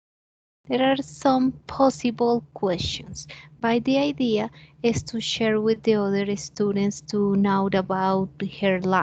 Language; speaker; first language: English; non-native, fluent; Spanish